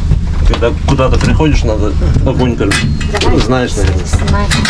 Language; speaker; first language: Russian; native; Russian